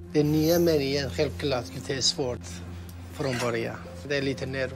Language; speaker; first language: Swedish; non-native, learner; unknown